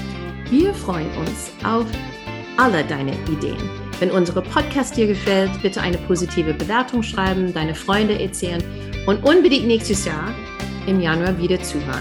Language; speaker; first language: German; non-native, fluent; English